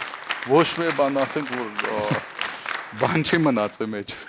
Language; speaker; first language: Armenian; non-native, learner; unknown